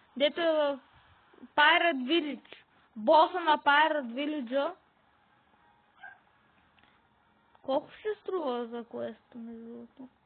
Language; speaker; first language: Bulgarian; native; Bulgarian